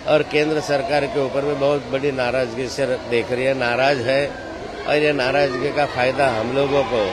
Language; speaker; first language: Hindi; non-native, local second language; Marathi